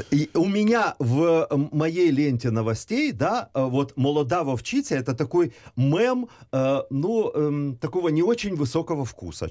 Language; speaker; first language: Russian; native; Russian